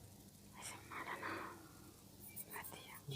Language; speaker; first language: Arabic; non-native, learner; Oromo